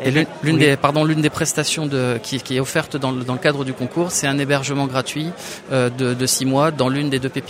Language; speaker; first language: French; native; French